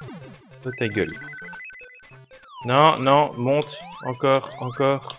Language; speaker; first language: French; native; French